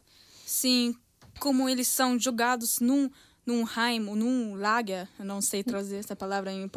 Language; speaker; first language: Portuguese; early bilingual, heritage; Portuguese